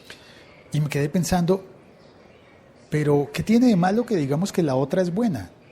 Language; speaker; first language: Spanish; native; Spanish